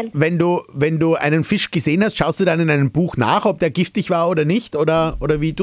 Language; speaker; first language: German; native; German